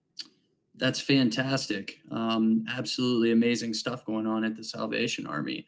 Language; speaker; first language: English; native; English